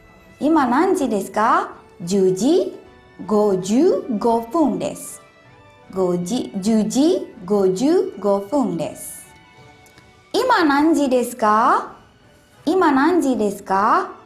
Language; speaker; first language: Japanese; non-native, fluent; Indonesian